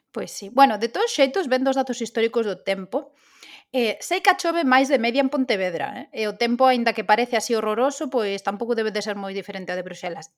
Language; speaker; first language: Galician; native; Galician